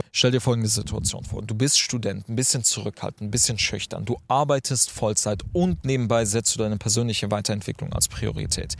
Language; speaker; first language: German; early bilingual, other home language; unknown